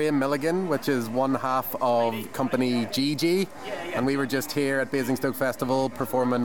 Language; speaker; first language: English; native; English